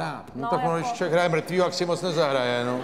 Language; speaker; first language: Czech; native; Czech